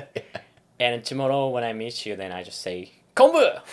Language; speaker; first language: English; non-native, learner; Japanese